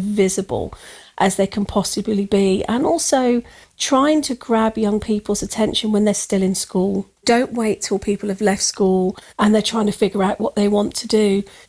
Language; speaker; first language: English; native; English